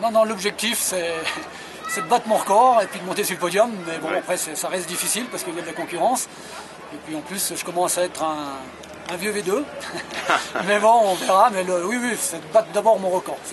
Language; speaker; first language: French; native; French